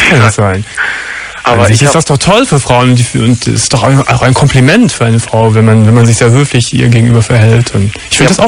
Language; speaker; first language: German; native; German